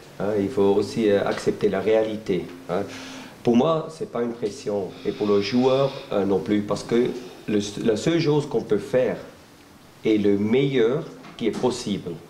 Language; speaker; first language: French; non-native, local second language; Swiss German